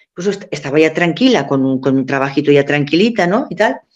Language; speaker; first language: Spanish; native; Spanish